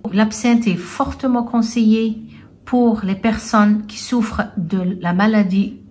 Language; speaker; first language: French; non-native, local second language; Arabic